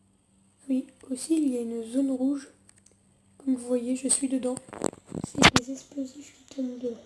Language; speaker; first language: French; native; French